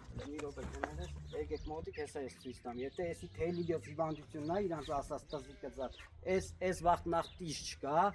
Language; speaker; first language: Armenian; native; Armenian